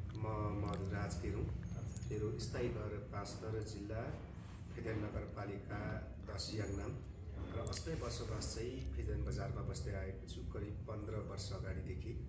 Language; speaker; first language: Nepali; non-native, local second language; Limburgish